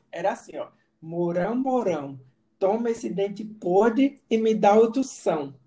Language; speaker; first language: Portuguese; native; Portuguese